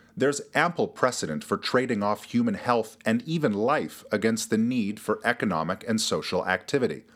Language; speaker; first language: English; native; English